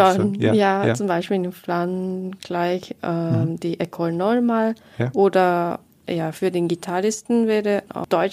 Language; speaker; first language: German; non-native, learner; Japanese